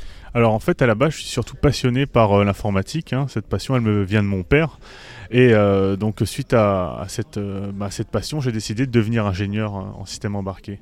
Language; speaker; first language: French; native; French